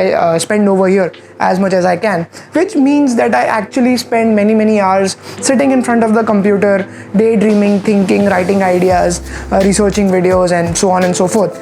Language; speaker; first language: English; non-native, local second language; Hindi